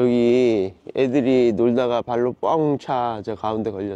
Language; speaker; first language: Korean; native; Korean